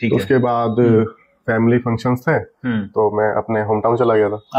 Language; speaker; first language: Hindi; native; Hindi